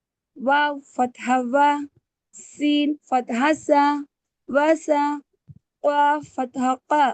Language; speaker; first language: Arabic; non-native, learner; Telugu